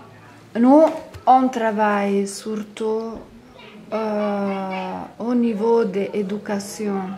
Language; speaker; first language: French; non-native, learner; Italian